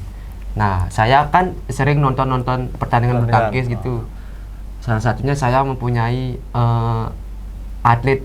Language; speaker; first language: Indonesian; non-native, local second language; Balinese